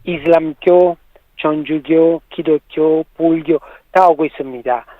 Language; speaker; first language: Korean; non-native, learner; Italian